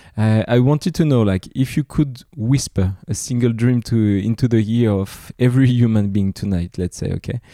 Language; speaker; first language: English; non-native, fluent; French